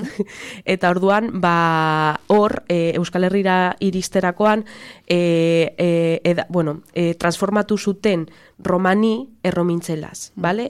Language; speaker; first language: Basque; non-native, local second language; Spanish